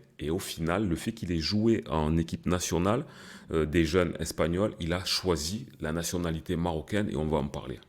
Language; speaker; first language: French; early bilingual, other home language; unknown